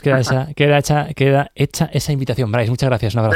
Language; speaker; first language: Spanish; native; Spanish